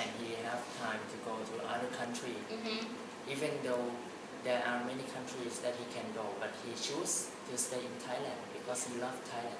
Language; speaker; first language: English; non-native, learner; Thai